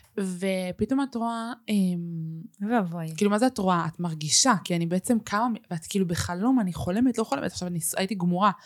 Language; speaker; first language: Hebrew; early bilingual, other home language; Spanish